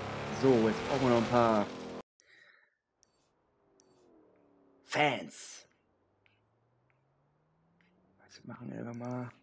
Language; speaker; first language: German; native; German